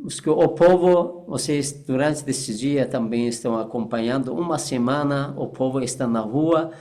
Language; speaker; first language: Portuguese; non-native, fluent; Persian